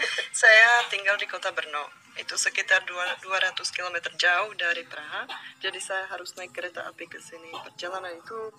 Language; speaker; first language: Indonesian; non-native, fluent; Czech